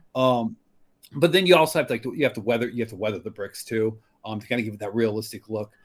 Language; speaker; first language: English; native; English